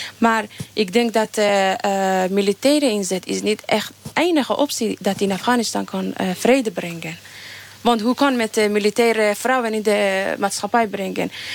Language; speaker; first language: Dutch; non-native, learner; Persian